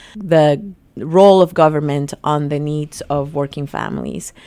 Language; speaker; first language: English; early bilingual, other home language; Spanish